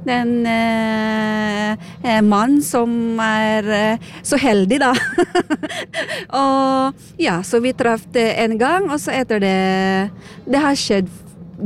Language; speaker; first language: Norwegian; non-native, fluent; Filipino